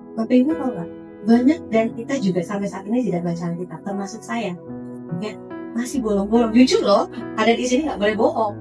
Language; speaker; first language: Indonesian; native; Indonesian